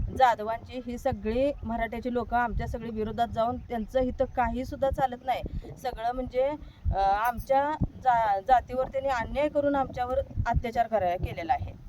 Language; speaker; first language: Marathi; native; Marathi